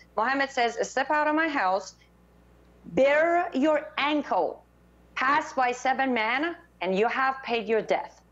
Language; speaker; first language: English; non-native, fluent; Persian